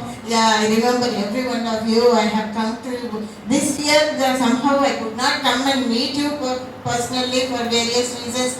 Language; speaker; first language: English; non-native, local second language; Telugu